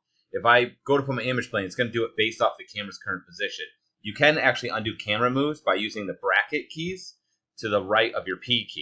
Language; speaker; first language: English; native; English